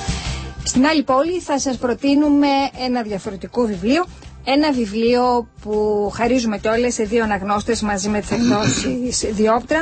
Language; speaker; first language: Greek; native; Greek